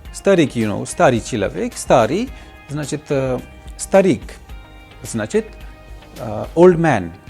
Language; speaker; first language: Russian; non-native, fluent; Hindi